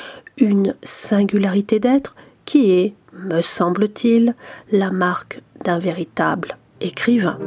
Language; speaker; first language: French; native; French